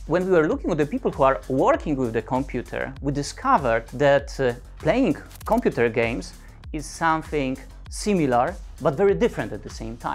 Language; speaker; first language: English; non-native, fluent; Polish